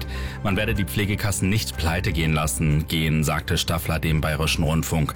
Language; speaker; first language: German; native; German